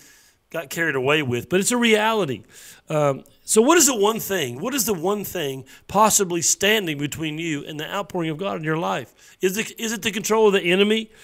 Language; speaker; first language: English; native; English